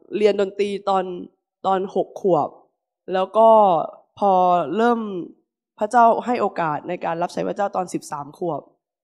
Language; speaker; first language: Thai; native; Thai